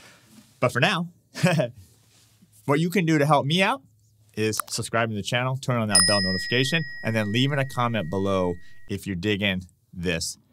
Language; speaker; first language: English; native; English